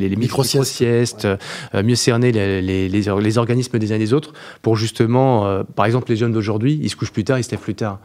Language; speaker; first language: French; native; French